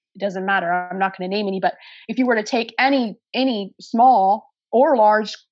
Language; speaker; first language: English; native; English